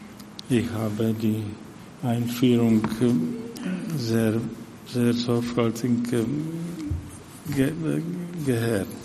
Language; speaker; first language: German; non-native, fluent; Czech